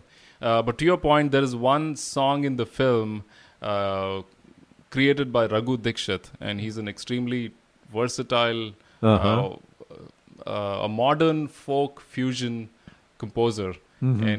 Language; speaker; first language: English; non-native, local second language; Kannada